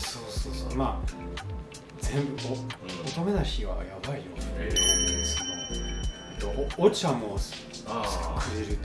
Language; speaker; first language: Japanese; non-native, learner; French